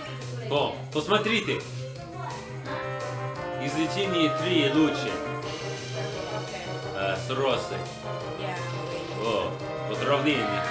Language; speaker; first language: Russian; non-native, learner; English